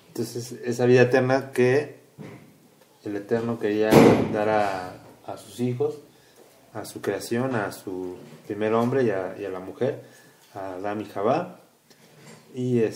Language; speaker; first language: Spanish; native; Spanish